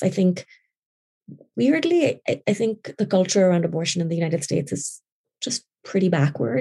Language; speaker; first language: English; non-native, local second language; Urdu